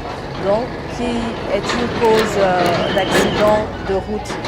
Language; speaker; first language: French; native; French